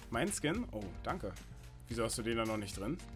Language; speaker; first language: German; native; German